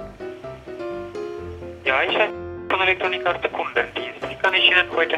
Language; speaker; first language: German; non-native, learner; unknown